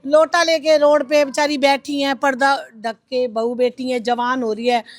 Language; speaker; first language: Hindi; native; Hindi